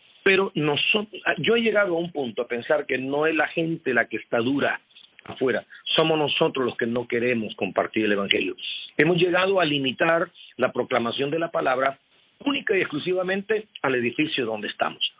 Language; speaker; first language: Spanish; native; Spanish